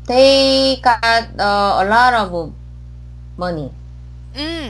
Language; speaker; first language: English; non-native, learner; Korean